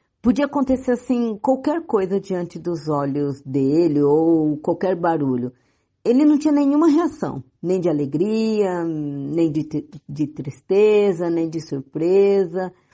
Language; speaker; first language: Portuguese; native; Portuguese